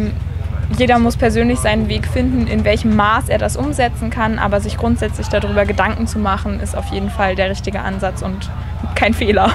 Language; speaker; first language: German; native; German